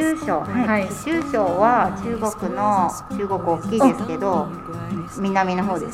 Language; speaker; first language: Japanese; native; Japanese